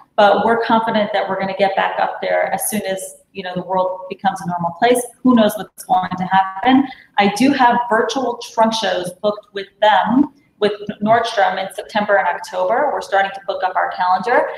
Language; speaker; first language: English; native; English